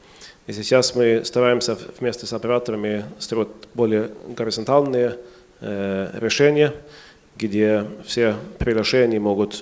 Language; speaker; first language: Russian; non-native, fluent; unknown